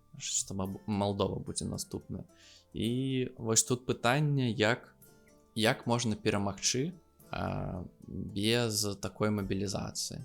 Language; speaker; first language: Belarusian; non-native, local second language; Russian